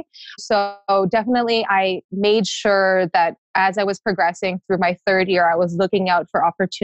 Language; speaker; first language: English; native; English